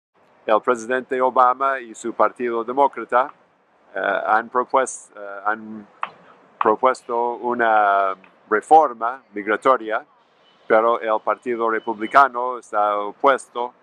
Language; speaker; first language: Spanish; non-native, fluent; English